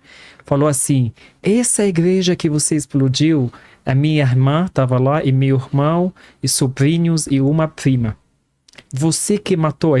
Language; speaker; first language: Portuguese; non-native, fluent; Arabic